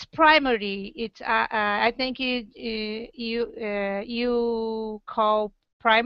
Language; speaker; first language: English; non-native, learner; Portuguese